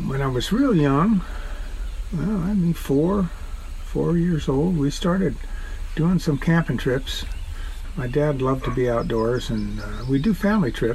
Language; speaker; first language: English; native; English